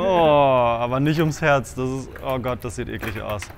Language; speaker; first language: German; native; German